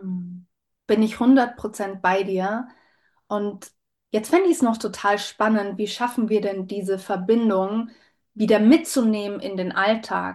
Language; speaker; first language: German; native; German